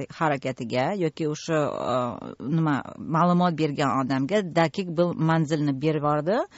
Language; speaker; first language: Uzbek; native; Uzbek